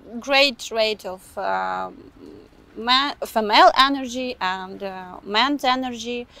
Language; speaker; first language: English; non-native, fluent; Ukrainian